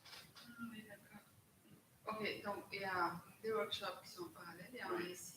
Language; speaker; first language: French; non-native, fluent; Greek